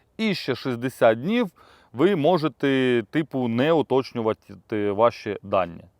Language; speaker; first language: Ukrainian; non-native, local second language; Russian